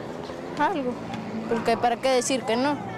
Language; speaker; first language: Spanish; native; Spanish